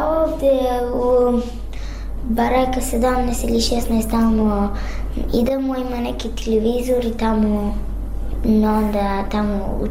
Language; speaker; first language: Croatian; non-native, learner; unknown